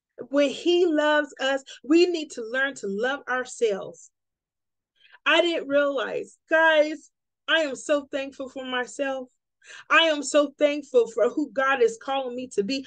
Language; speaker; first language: English; native; English